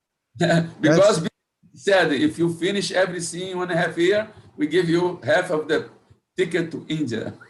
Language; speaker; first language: English; non-native, fluent; Portuguese